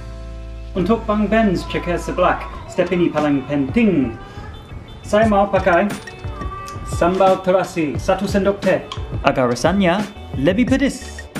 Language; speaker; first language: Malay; non-native, learner; English